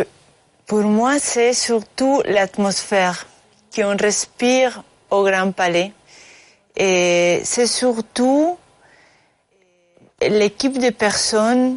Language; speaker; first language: French; non-native, fluent; Spanish